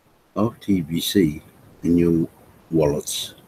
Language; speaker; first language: English; native; English